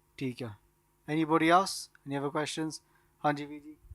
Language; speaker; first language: English; non-native, local second language; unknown